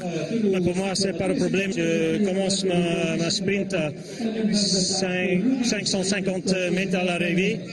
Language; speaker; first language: French; non-native, learner; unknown